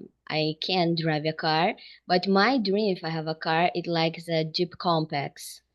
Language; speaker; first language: English; non-native, learner; Portuguese